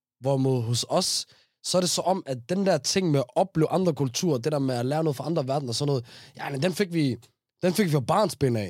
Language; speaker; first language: Danish; early bilingual, other home language; Somali